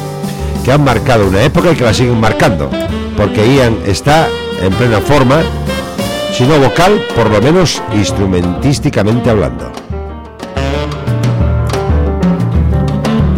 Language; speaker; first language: Spanish; native; Spanish